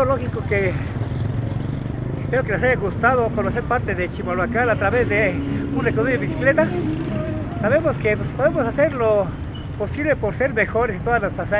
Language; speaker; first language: Spanish; native; Spanish